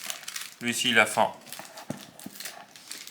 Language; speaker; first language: French; native; French